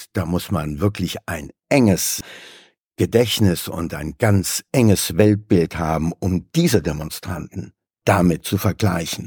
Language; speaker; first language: German; native; German